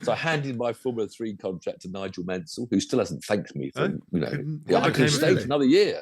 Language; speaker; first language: English; native; English